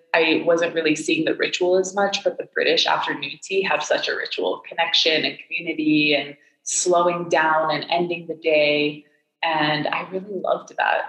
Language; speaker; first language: English; native; English